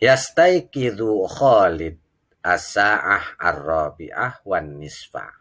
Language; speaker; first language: Arabic; non-native, fluent; Indonesian